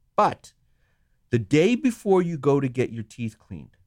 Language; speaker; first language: English; non-native, local second language; Sinhala